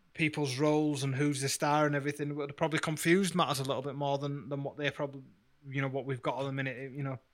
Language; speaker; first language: English; native; English